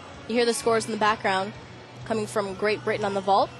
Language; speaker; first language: English; native; English